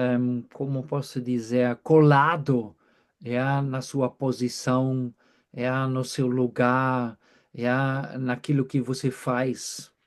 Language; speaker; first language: Portuguese; non-native, fluent; German